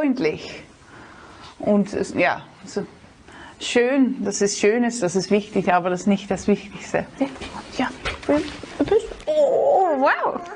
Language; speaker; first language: German; non-native, learner; Dutch